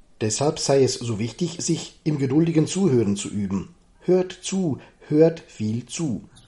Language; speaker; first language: German; native; German